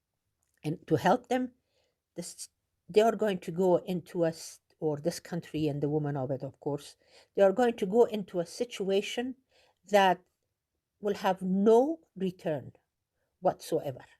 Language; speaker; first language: English; non-native, fluent; Persian